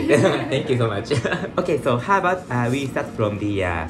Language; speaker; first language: English; non-native, learner; Japanese